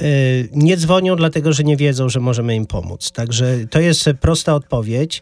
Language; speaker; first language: Polish; native; Polish